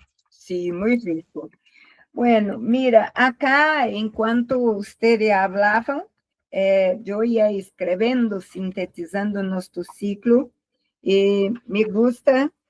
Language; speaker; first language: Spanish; non-native, learner; Portuguese